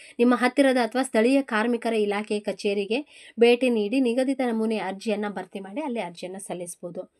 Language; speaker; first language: Kannada; native; Kannada